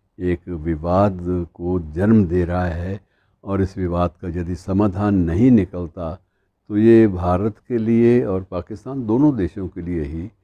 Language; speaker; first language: Hindi; native; Hindi